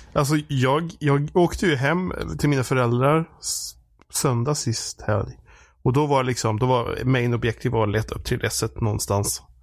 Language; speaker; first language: Swedish; native; Swedish